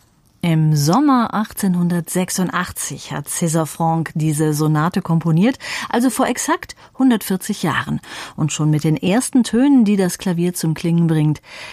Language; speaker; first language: German; native; German